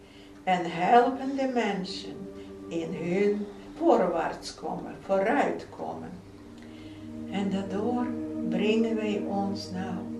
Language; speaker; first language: Dutch; non-native, fluent; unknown